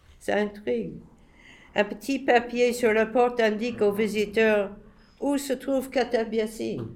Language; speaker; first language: French; non-native, fluent; English